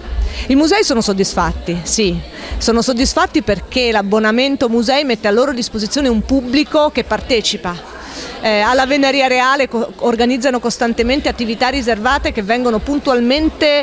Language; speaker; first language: Italian; native; Italian